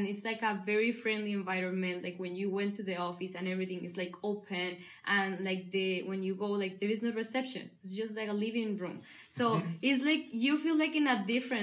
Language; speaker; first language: English; non-native, learner; Spanish